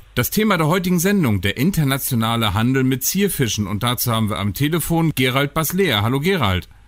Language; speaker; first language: German; native; German